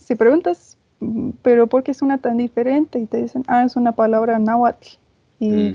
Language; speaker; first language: Spanish; non-native, fluent; English